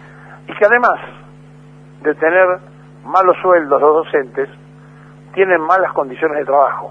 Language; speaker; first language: Spanish; native; Spanish